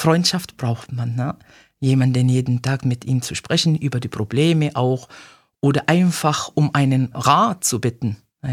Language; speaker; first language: German; non-native, fluent; Arabic